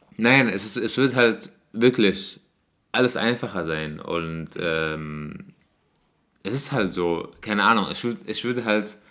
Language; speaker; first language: German; non-native, fluent; Arabic